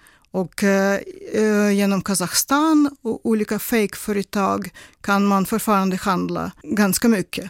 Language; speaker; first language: Swedish; non-native, fluent; Russian